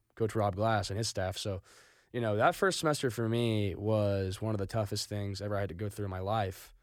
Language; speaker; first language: English; native; English